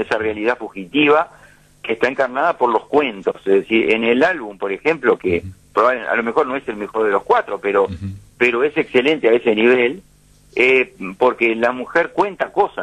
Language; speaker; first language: Spanish; native; Spanish